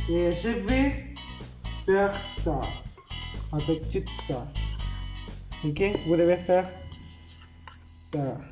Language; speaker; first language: French; non-native, learner; Spanish